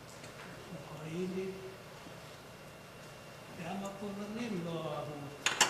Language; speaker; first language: Hebrew; non-native, fluent; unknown